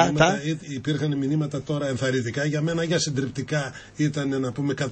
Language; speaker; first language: Greek; native; Greek